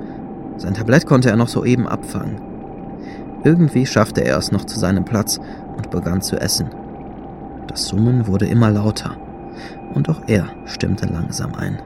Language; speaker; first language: German; native; German